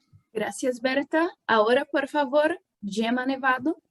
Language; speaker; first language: Spanish; non-native, fluent; Portuguese